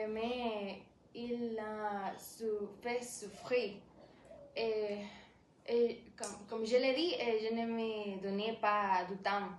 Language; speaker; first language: French; non-native, learner; Spanish